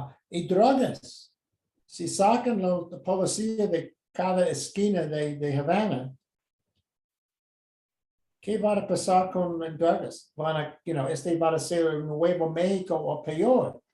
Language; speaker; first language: Spanish; non-native, fluent; English